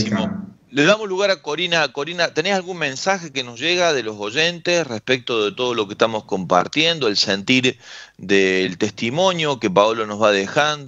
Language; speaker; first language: Spanish; native; Spanish